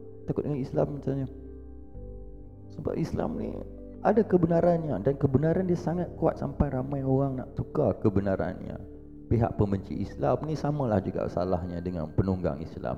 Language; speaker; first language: Malay; native; Malay